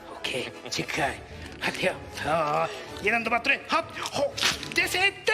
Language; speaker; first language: Bulgarian; non-native, learner; Japanese